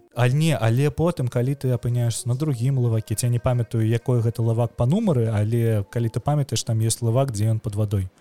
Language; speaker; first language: Belarusian; non-native, local second language; Russian